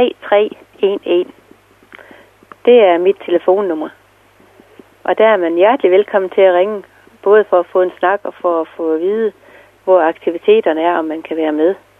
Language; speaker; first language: Danish; native; Danish